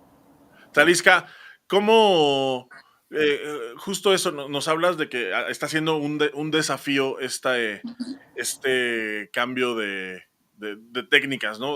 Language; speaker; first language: Spanish; native; Spanish